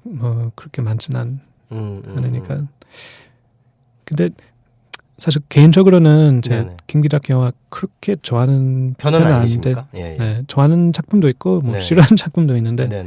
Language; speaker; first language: Korean; non-native, fluent; English